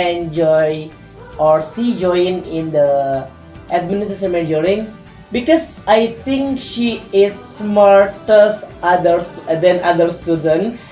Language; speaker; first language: English; non-native, learner; Indonesian